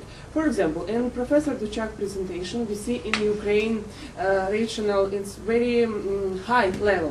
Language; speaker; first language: English; non-native, learner; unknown